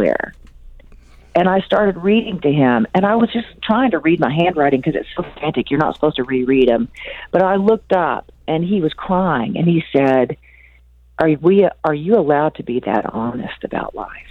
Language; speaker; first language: English; native; English